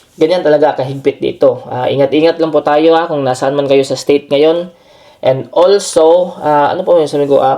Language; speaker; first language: Filipino; non-native, local second language; Cebuano